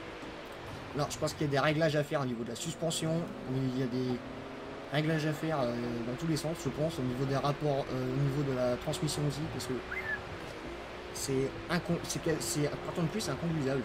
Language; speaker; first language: French; native; French